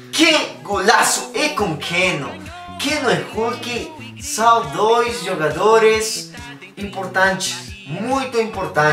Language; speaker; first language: Portuguese; non-native, learner; Spanish